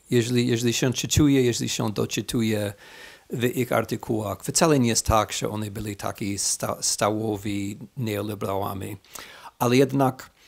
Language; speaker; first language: Polish; non-native, fluent; English